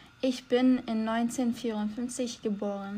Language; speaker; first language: German; non-native, learner; English